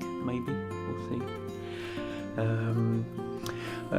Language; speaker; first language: English; native; English